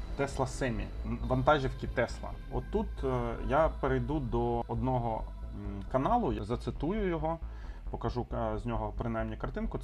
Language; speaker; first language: Ukrainian; non-native, local second language; Russian